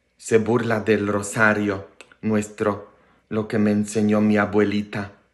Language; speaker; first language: Spanish; non-native, fluent; Polish